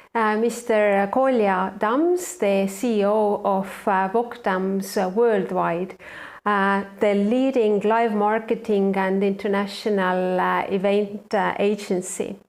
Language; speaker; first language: English; non-native, fluent; Estonian